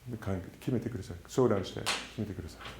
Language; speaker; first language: Japanese; non-native, fluent; English